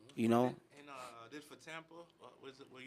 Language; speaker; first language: English; native; English